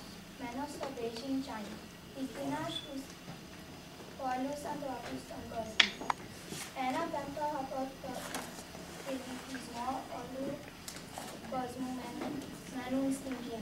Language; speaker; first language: Greek; early bilingual, heritage; Greek